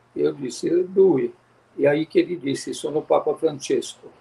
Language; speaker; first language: Portuguese; native; Portuguese